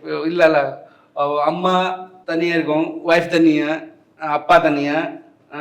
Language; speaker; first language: Tamil; non-native, learner; Hindi